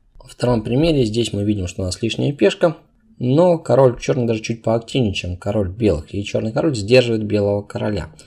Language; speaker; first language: Russian; non-native, local second language; Uzbek